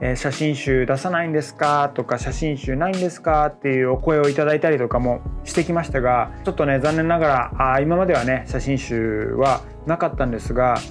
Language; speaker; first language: Japanese; early bilingual, other home language; French